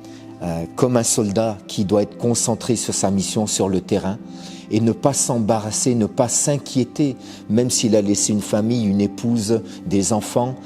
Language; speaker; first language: French; native; French